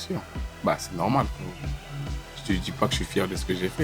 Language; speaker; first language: French; native; French